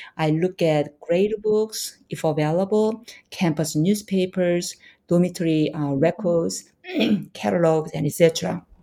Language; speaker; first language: English; non-native, fluent; Korean